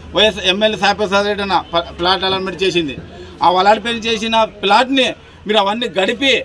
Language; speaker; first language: Telugu; native; Telugu